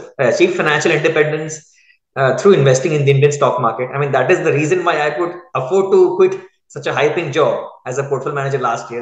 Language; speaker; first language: English; non-native, local second language; Hindi